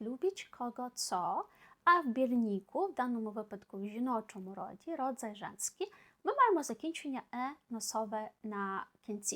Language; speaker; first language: Polish; non-native, fluent; Ukrainian